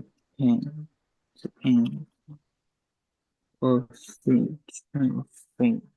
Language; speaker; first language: English; non-native, learner; Chinese